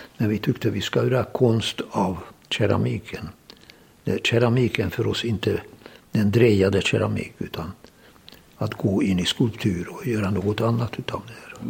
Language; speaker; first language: Swedish; non-native, fluent; Hungarian